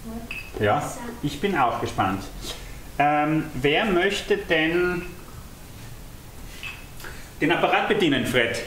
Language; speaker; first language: German; native; German